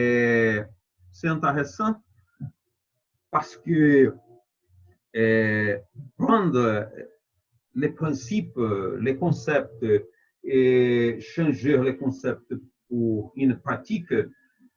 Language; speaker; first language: French; non-native, fluent; Portuguese